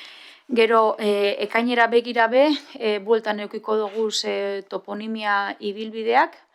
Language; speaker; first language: Basque; native; Basque